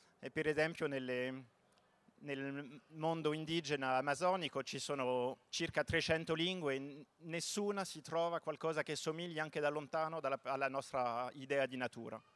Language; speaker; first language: Italian; early bilingual, heritage; Italian